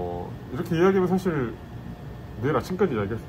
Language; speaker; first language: Korean; native; Korean